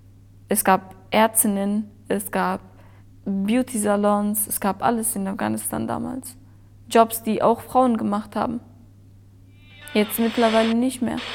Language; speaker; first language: German; early bilingual, other home language; Persian